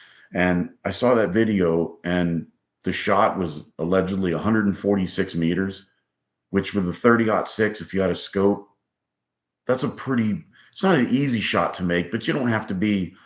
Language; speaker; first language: English; native; English